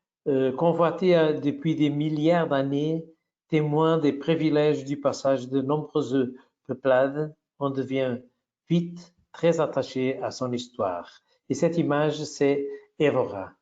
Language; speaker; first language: French; non-native, fluent; Portuguese